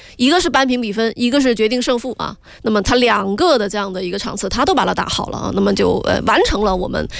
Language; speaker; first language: Chinese; native; Chinese